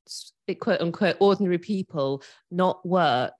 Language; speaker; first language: English; native; English